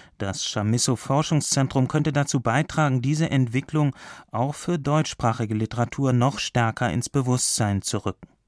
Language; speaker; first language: German; native; German